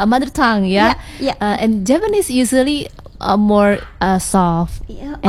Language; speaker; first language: English; non-native, learner; Sundanese